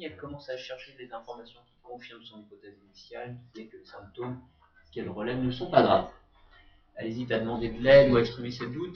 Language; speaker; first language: French; native; French